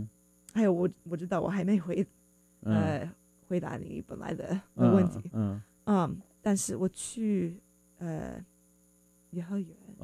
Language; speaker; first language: Chinese; non-native, fluent; English